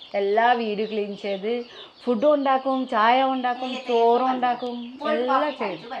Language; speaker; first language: Malayalam; non-native, learner; Nepali